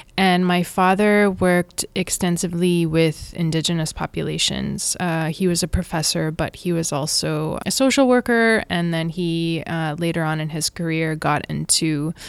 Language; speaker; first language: English; native; English